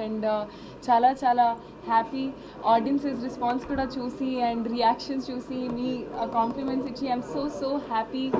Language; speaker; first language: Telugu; non-native, learner; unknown